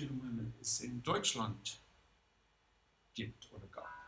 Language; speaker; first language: German; non-native, fluent; English